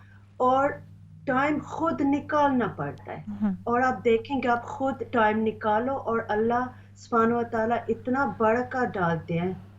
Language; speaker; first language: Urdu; early bilingual, heritage; Urdu